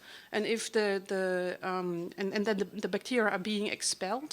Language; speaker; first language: English; non-native, fluent; German